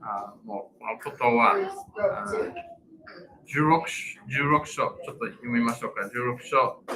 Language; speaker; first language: Japanese; non-native, fluent; English